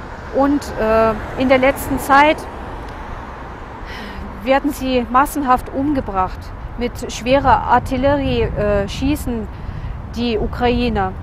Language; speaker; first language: German; non-native, fluent; Russian